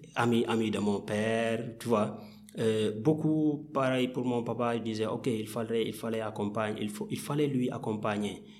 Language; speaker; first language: French; non-native, local second language; Wolof